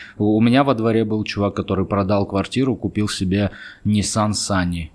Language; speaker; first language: Russian; early bilingual, other home language; Armenian